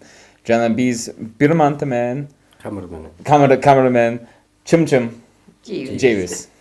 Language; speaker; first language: Kyrgyz; non-native, learner; English